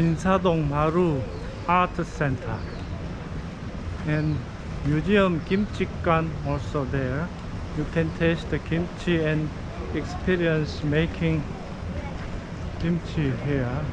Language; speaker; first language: English; non-native, learner; Korean